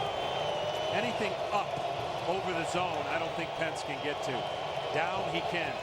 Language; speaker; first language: English; native; English